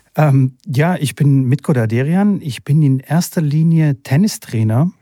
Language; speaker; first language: German; early bilingual, other home language; Bulgarian